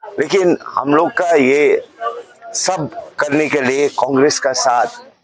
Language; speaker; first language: Hindi; non-native, local second language; Nepali